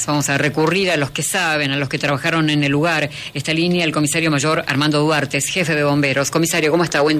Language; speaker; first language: Spanish; native; Spanish